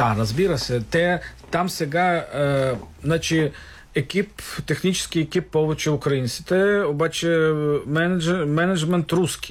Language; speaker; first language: Bulgarian; non-native, fluent; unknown